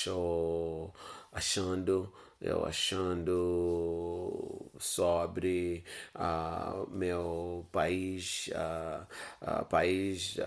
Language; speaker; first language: Portuguese; non-native, learner; English